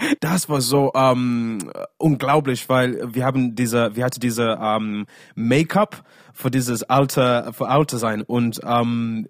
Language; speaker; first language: German; non-native, learner; English